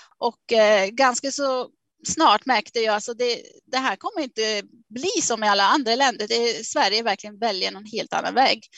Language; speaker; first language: Swedish; non-native, fluent; Swiss German